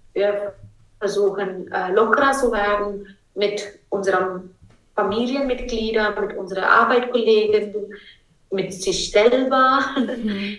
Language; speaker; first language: German; non-native, fluent; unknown